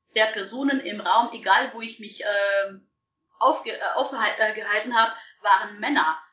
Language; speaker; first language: German; non-native, fluent; Russian